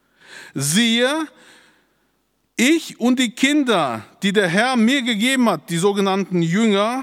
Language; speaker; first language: German; native; German